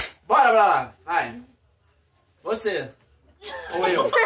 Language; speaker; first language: Portuguese; native; Portuguese